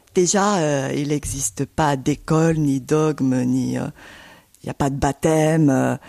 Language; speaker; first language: French; non-native, fluent; Japanese